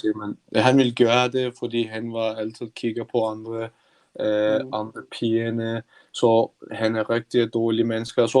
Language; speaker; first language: Danish; non-native, learner; Turkish